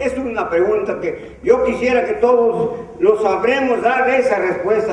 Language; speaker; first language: Spanish; non-native, local second language; Zapotec